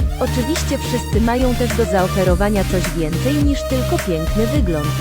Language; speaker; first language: Polish; native; Polish